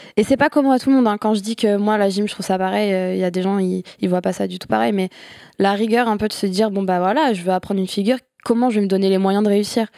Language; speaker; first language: French; native; French